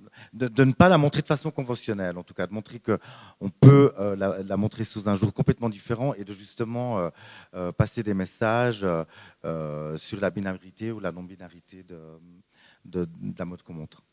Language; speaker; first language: French; native; French